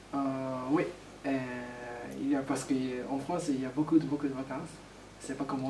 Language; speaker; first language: French; non-native, learner; Japanese